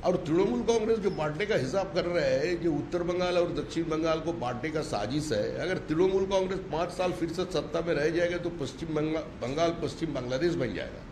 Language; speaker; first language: Hindi; non-native, local second language; Bangla